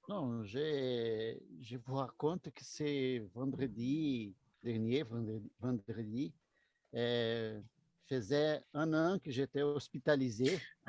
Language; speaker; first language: French; non-native, learner; Portuguese